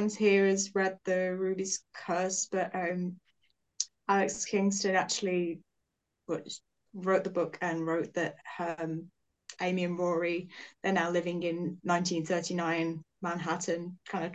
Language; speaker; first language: English; native; English